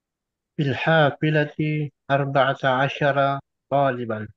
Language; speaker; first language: Arabic; non-native, learner; Indonesian